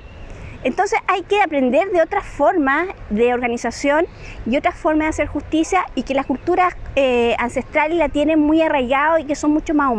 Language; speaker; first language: Spanish; native; Spanish